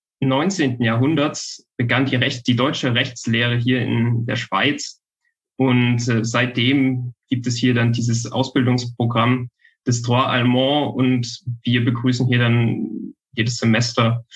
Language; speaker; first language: German; native; German